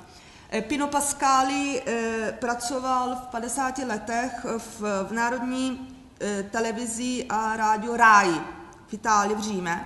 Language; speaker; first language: Czech; non-native, fluent; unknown